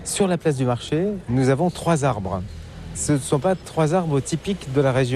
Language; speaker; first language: French; native; French